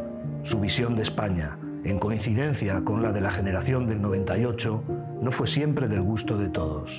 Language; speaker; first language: Spanish; native; Spanish